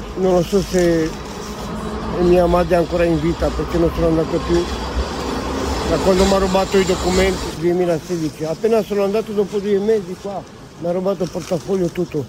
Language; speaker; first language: Italian; non-native, learner; Romanian